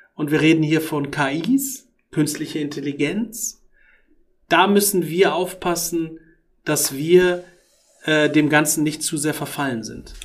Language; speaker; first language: German; early bilingual, other home language; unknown